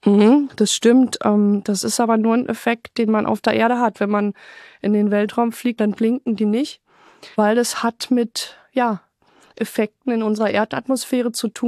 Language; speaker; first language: German; native; German